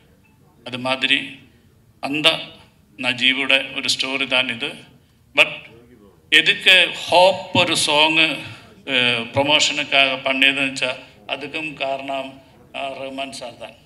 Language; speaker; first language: Tamil; non-native, learner; Malayalam